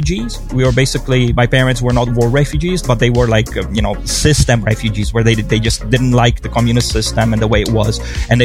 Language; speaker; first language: English; non-native, fluent; Polish